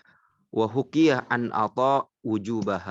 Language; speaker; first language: Arabic; non-native, learner; Indonesian